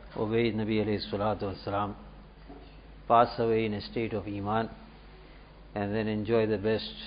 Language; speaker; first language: English; native; English